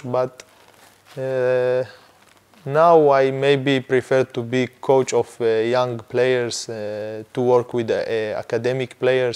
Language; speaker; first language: English; non-native, fluent; Hebrew